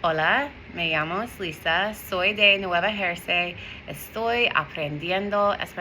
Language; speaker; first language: Spanish; non-native, learner; English